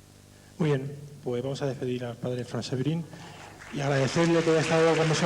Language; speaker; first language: Spanish; native; Spanish